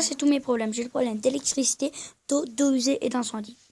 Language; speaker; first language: French; native; French